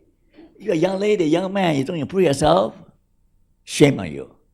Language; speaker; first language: English; non-native, fluent; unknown